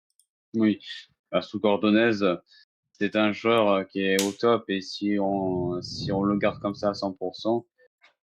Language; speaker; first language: French; native; French